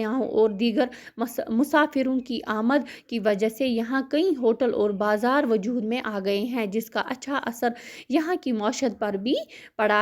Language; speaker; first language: Hindi; non-native, local second language; Kashmiri